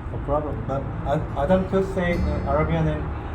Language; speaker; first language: English; non-native, learner; Korean